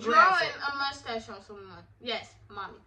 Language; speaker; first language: English; native; English